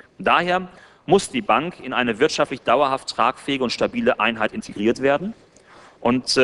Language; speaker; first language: German; native; German